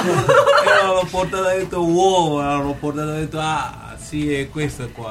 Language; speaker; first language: Italian; non-native, fluent; Lingala